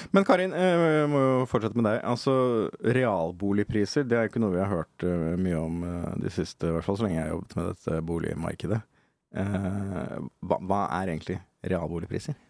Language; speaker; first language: Norwegian; native; Norwegian